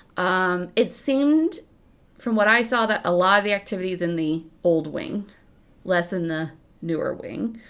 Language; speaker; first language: English; native; English